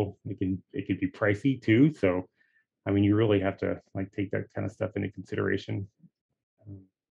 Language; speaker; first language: English; native; English